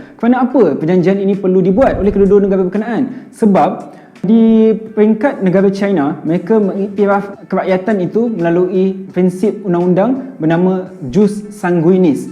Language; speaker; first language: Malay; native; Malay